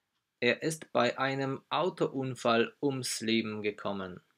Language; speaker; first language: German; non-native, fluent; Polish